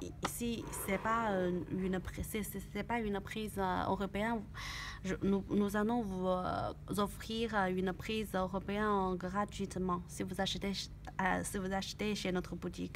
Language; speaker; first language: French; non-native, learner; Chinese